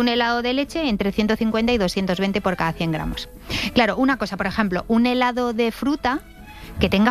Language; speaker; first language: Spanish; native; Spanish